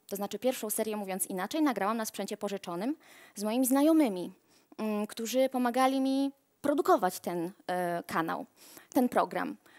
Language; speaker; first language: Polish; native; Polish